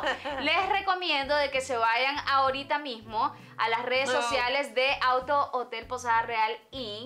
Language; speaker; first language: Spanish; native; Spanish